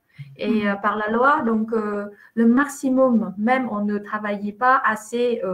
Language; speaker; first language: French; non-native, fluent; Vietnamese